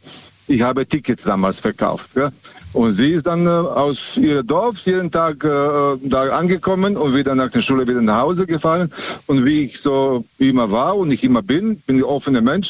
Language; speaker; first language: German; native; German